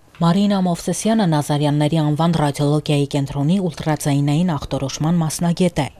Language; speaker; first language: Armenian; native; Armenian